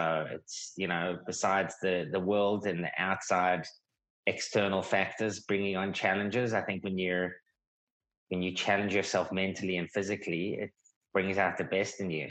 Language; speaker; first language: English; native; English